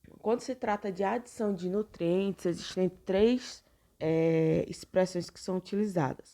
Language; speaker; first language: Portuguese; native; Portuguese